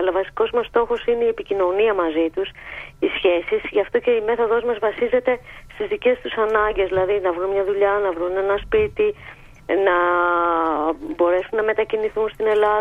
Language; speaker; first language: Greek; native; Greek